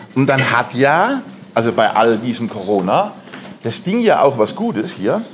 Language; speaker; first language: German; native; German